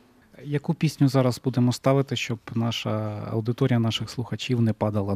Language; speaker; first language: Ukrainian; native; Ukrainian